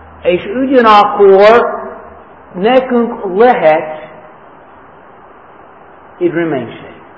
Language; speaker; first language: Hungarian; non-native, fluent; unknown